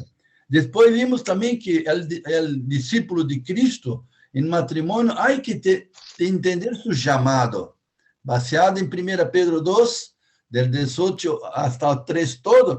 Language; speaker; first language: Spanish; non-native, fluent; Portuguese